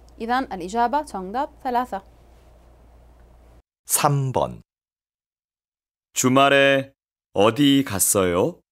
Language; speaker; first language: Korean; non-native, fluent; Arabic